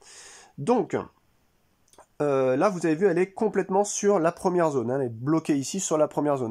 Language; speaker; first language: French; native; French